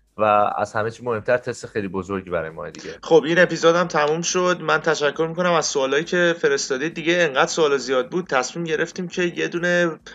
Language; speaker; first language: Persian; native; Persian